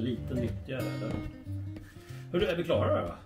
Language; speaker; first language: Swedish; native; Swedish